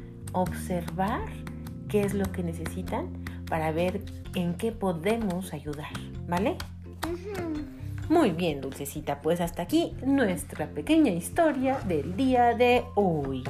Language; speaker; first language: Spanish; native; Spanish